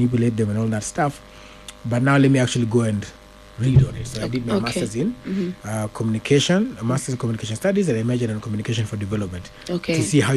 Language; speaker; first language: English; non-native, local second language; Luo (Kenya and Tanzania)